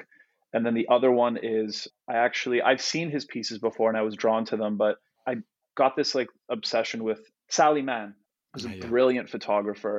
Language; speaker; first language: English; non-native, fluent; Polish